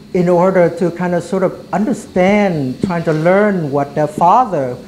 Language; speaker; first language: English; early bilingual, other home language; Vietnamese